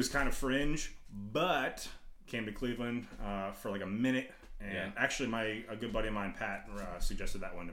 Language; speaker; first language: English; native; English